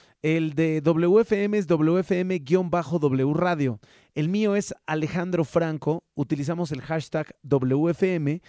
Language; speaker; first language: Spanish; native; Spanish